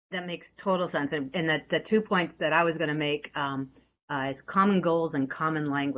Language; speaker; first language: English; native; English